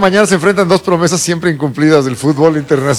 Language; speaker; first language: Spanish; native; Spanish